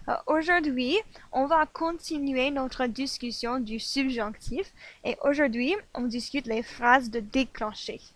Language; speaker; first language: French; non-native, fluent; English